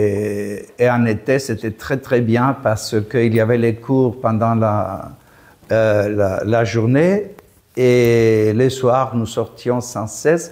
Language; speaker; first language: French; non-native, fluent; Greek